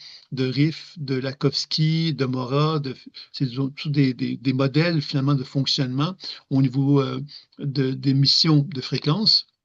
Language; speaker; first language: French; native; French